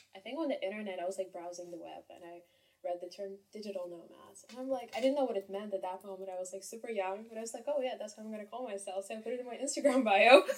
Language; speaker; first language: English; non-native, fluent; Kazakh